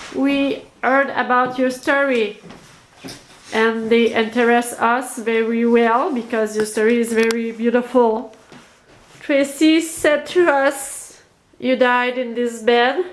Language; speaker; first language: English; non-native, learner; French